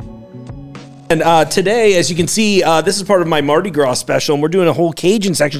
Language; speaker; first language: English; native; English